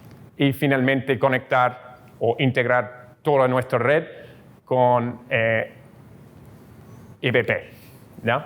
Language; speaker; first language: Spanish; non-native, fluent; English